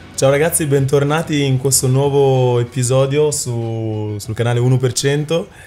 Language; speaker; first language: Italian; early bilingual, other home language; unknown